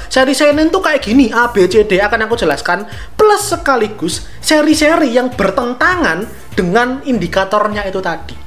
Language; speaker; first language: Indonesian; native; Indonesian